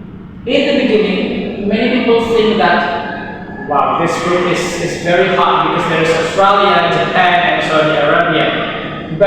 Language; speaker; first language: English; non-native, fluent; Indonesian